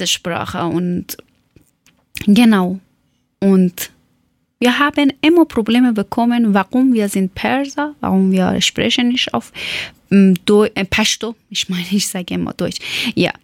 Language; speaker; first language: German; non-native, learner; Persian